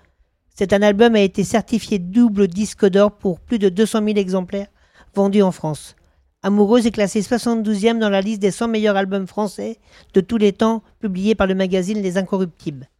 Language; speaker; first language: French; native; French